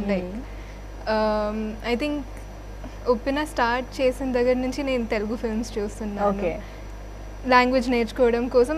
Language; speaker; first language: Telugu; non-native, learner; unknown